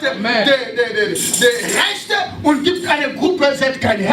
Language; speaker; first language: German; non-native, learner; French